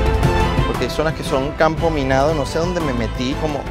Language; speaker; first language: Spanish; native; Spanish